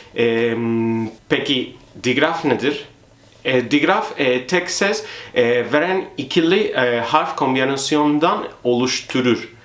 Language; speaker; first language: Turkish; non-native, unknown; Spanish